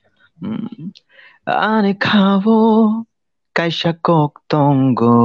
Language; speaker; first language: Hindi; non-native, local second language; Kok Borok